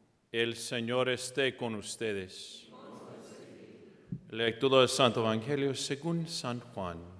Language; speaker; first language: Spanish; non-native, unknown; English